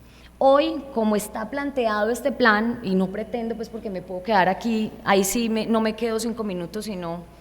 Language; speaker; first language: Spanish; native; Spanish